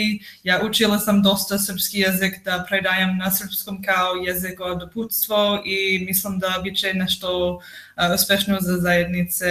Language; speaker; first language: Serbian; non-native, learner; English